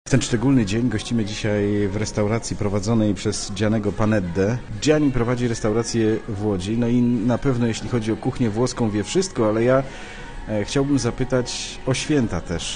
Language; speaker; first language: Polish; native; Polish